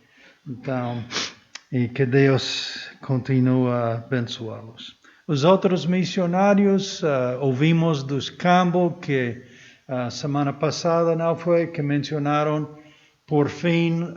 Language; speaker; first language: Portuguese; non-native, fluent; English